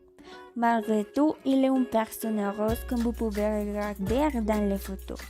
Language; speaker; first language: French; non-native, learner; Spanish